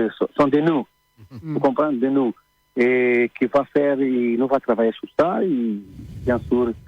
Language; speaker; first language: French; non-native, learner; Portuguese